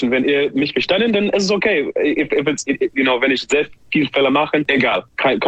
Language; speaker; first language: German; non-native, learner; English